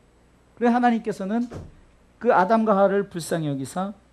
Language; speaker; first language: Korean; native; Korean